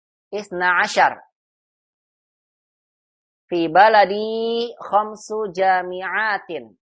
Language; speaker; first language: Arabic; non-native, fluent; Indonesian